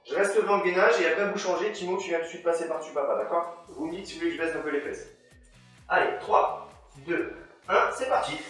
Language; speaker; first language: French; native; French